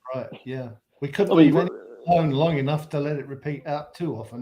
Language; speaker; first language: English; native; English